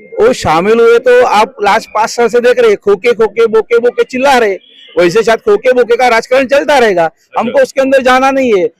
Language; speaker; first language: Hindi; non-native, local second language; Marathi